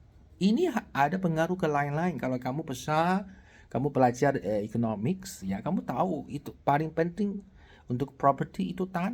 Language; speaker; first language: Indonesian; non-native, fluent; Chinese